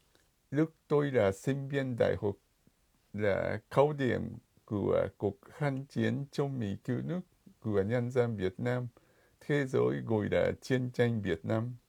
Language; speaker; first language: Vietnamese; non-native, fluent; Japanese